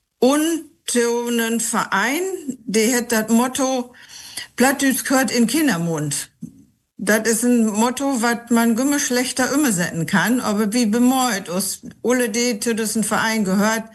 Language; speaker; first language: German; non-native, local second language; Low German